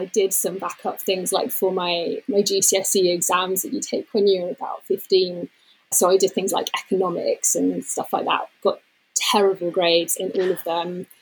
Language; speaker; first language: English; native; English